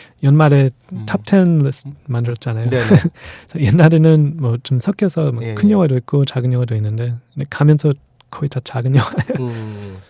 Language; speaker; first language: Korean; non-native, fluent; English